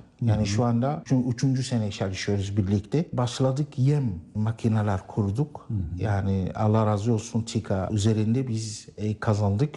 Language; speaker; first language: Turkish; non-native, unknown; Arabic